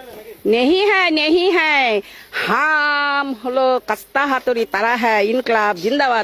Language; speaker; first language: Hindi; non-native, learner; Bangla